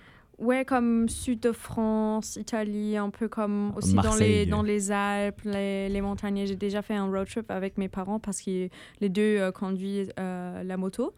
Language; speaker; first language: French; non-native, fluent; German